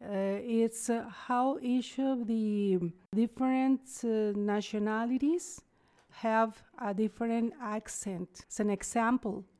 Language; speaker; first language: English; non-native, fluent; Spanish